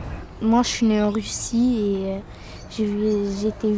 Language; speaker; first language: French; early bilingual, other home language; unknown